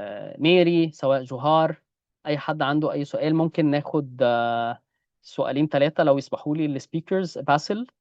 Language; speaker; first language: Arabic; native; Arabic